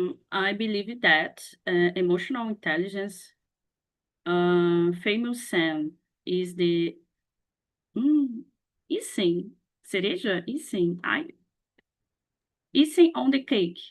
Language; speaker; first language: English; non-native, learner; Portuguese